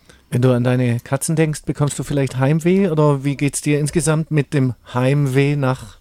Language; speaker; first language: German; native; German